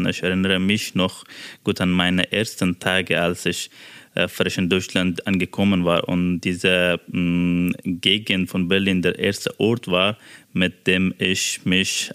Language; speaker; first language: German; non-native, fluent; Persian